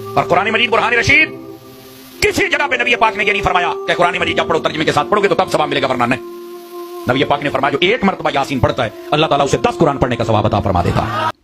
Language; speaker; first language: Urdu; native; Urdu